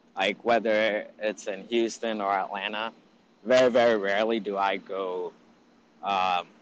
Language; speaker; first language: English; early bilingual, other home language; Akan